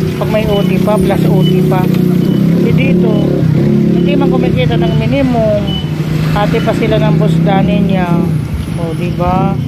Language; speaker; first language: Filipino; non-native, local second language; Waray